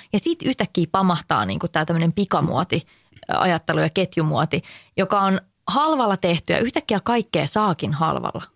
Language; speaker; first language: Finnish; native; Finnish